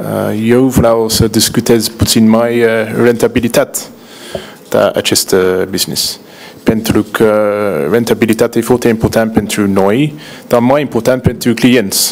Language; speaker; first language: Romanian; non-native, learner; English